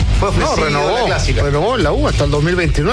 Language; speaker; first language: Spanish; native; Spanish